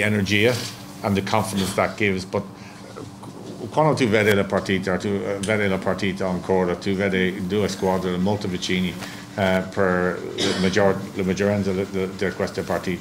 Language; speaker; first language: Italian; non-native, learner; English